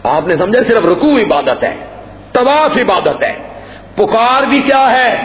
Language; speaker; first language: Urdu; non-native, local second language; Punjabi